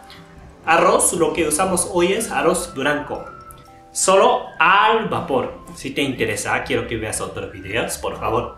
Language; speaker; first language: Spanish; non-native, fluent; Japanese